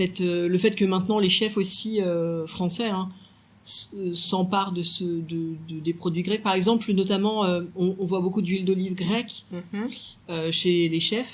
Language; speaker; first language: French; native; French